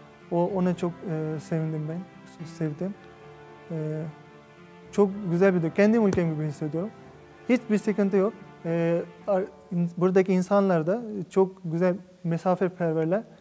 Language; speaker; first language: Turkish; non-native, fluent; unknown